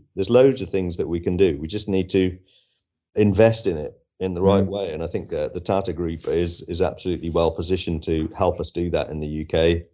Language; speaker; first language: English; native; English